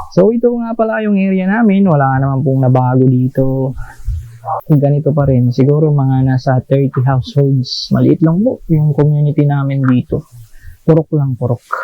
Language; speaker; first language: Filipino; non-native, local second language; Cebuano